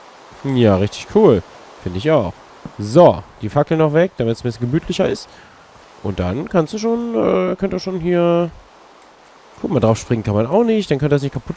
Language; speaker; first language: German; native; German